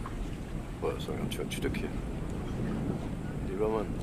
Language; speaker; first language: German; native; German